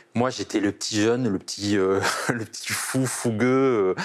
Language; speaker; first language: French; native; French